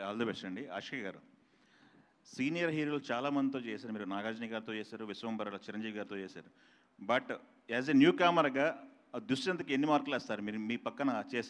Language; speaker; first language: Telugu; native; Telugu